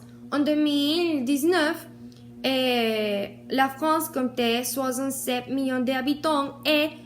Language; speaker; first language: French; non-native, learner; Spanish